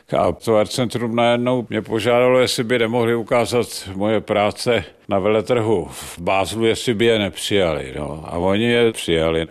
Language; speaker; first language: Czech; native; Czech